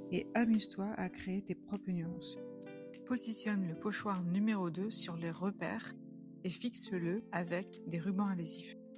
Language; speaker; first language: French; native; French